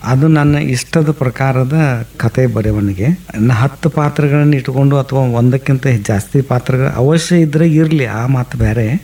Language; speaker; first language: Kannada; native; Kannada